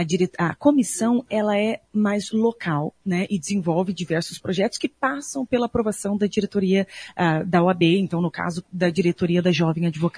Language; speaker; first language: Portuguese; native; Portuguese